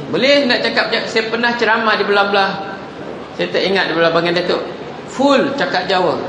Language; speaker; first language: Malay; non-native, local second language; Javanese